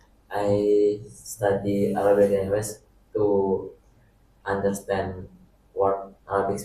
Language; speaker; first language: English; non-native, learner; Indonesian